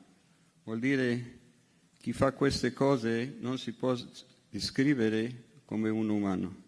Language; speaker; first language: Italian; non-native, fluent; Hebrew